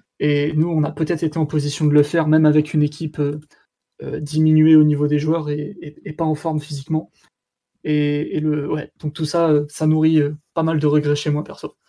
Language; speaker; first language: French; native; French